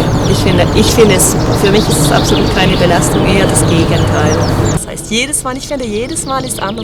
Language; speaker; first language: German; non-native, fluent; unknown